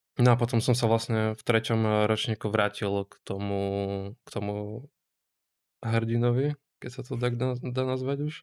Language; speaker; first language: Slovak; native; Slovak